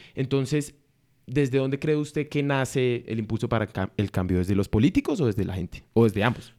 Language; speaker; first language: Spanish; native; Spanish